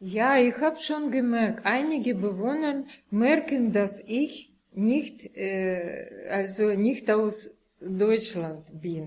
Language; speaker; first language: German; non-native, learner; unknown